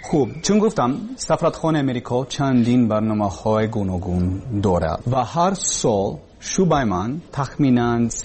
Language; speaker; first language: Persian; non-native, learner; English